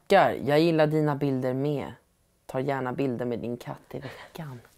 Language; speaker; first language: Swedish; native; Swedish